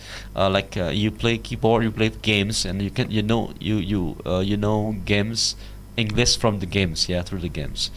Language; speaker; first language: English; non-native, learner; Indonesian